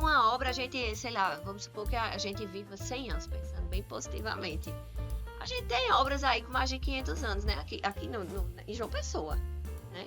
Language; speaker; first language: Portuguese; native; Portuguese